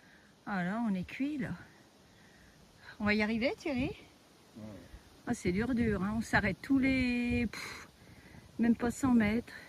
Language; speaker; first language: French; native; French